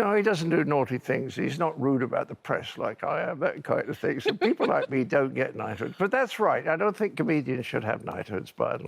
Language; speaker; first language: English; native; English